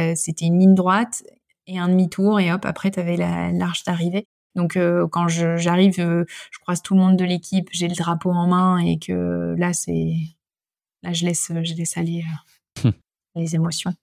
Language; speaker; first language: French; native; French